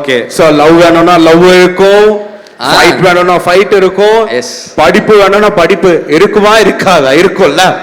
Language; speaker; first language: Tamil; native; Tamil